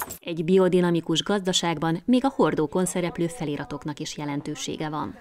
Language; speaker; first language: Hungarian; native; Hungarian